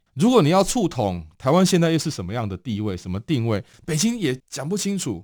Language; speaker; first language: Chinese; native; Chinese